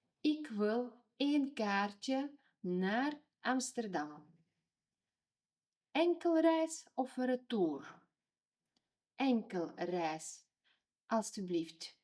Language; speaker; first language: Dutch; non-native, fluent; Ukrainian